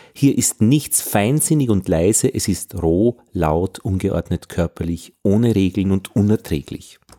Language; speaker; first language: German; native; German